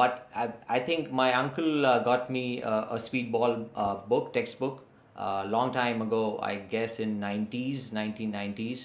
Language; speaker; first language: English; native; English